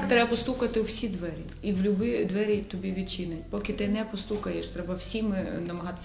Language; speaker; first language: Ukrainian; native; Ukrainian